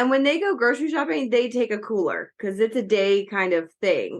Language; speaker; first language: English; native; English